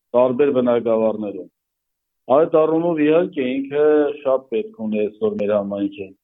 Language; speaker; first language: Armenian; native; Armenian